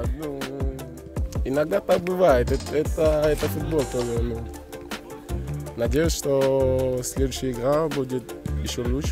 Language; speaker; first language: Russian; non-native, learner; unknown